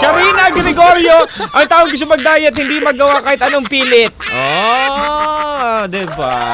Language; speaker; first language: Filipino; native; Filipino